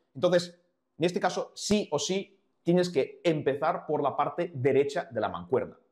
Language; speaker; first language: Spanish; non-native, fluent; Ukrainian